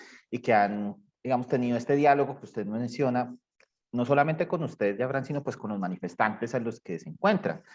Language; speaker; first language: Spanish; native; Spanish